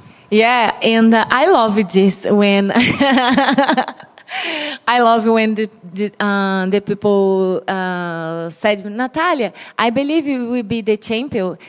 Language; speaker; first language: English; non-native, learner; Portuguese